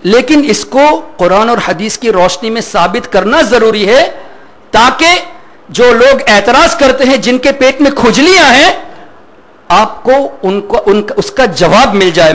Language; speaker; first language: Urdu; non-native, fluent; Memoni